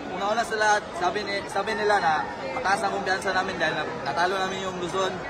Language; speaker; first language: Filipino; non-native, local second language; Cebuano